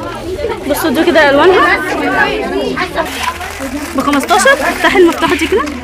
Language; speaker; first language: Arabic; native; Arabic